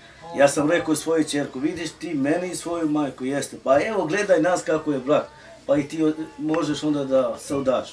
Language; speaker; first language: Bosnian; non-native, local second language; Romany